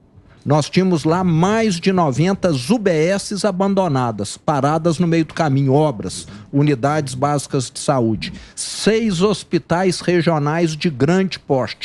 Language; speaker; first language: Portuguese; native; Portuguese